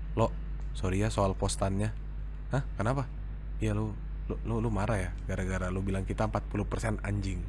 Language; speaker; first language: Indonesian; native; Indonesian